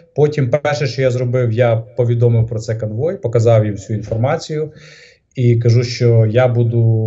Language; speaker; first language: Ukrainian; native; Ukrainian